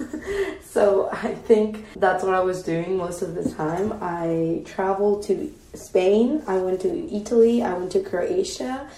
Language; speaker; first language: English; non-native, fluent; Spanish